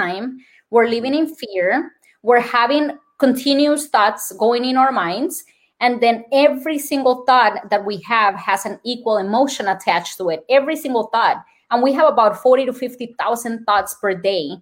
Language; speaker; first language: English; non-native, fluent; Spanish